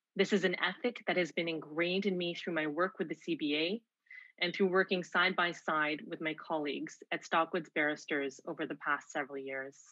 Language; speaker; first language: English; native; English